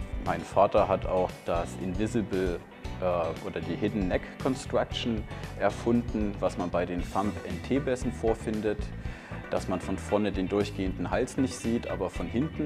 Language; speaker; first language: German; native; German